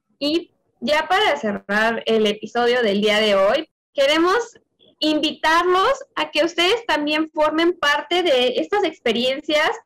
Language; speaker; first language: Spanish; native; Spanish